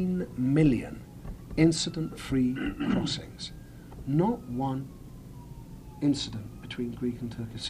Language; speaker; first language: English; native; English